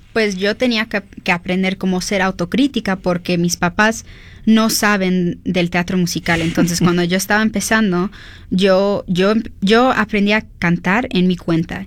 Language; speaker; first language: Spanish; early bilingual, heritage; Spanish